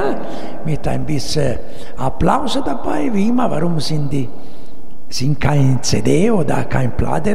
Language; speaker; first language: German; non-native, fluent; Italian